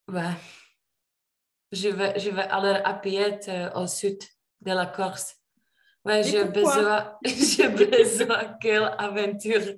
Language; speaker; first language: French; non-native, learner; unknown